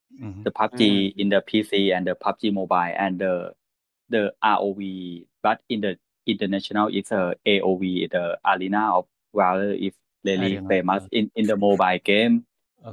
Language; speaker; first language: English; non-native, learner; Thai